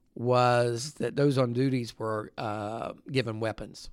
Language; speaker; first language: English; native; English